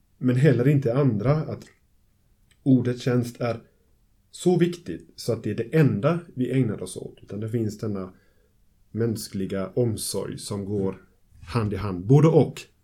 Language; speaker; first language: Swedish; native; Swedish